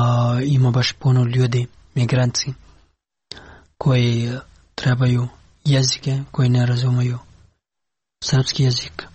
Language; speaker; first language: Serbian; non-native, learner; Pashto